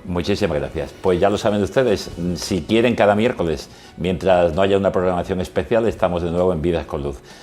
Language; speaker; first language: Spanish; native; Spanish